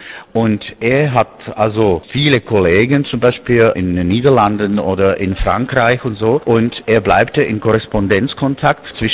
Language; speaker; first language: German; non-native, fluent; Czech